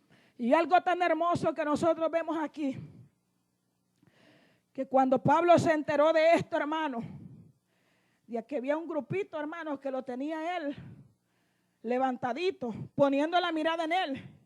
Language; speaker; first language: Spanish; native; Spanish